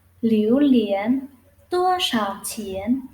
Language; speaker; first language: Chinese; non-native, fluent; Thai